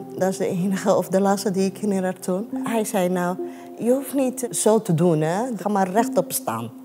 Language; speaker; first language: Dutch; non-native, fluent; Arabic